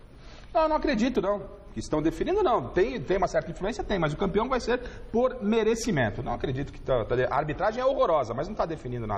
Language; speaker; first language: Portuguese; native; Portuguese